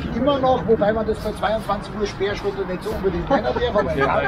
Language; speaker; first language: German; native; German